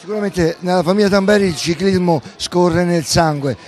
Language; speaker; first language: Italian; native; Italian